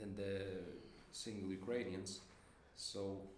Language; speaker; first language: English; non-native, fluent; Ukrainian